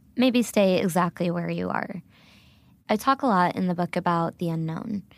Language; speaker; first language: English; early bilingual, other home language; Gujarati